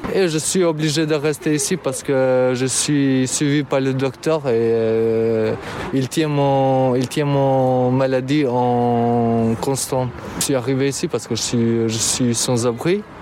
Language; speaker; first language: French; non-native, fluent; Albanian